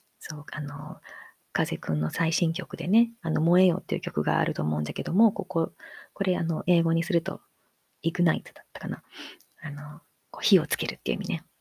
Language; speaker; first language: Japanese; native; Japanese